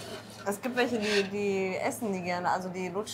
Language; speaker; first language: German; native; German